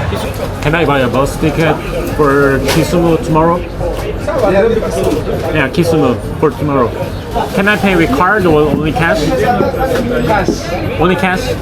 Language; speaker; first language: English; non-native, learner; Korean